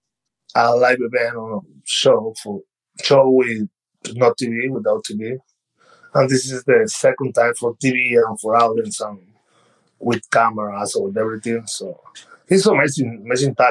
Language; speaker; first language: English; non-native, learner; Spanish